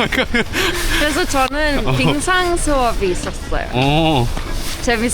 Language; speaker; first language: Korean; non-native, fluent; Ukrainian